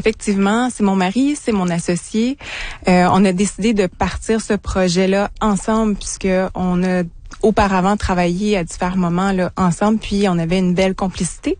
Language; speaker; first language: French; native; French